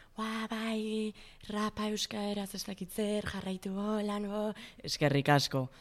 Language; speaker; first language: Basque; non-native, local second language; Spanish